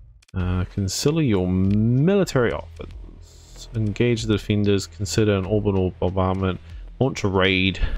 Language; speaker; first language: English; native; English